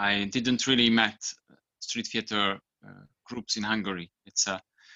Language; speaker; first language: English; non-native, fluent; Hungarian